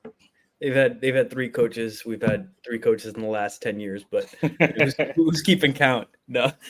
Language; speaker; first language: English; native; English